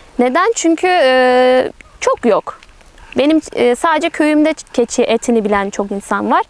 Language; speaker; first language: Turkish; native; Turkish